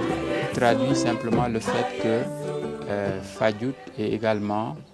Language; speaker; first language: French; non-native, local second language; Serer